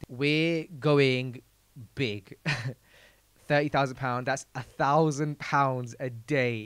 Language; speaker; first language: English; native; English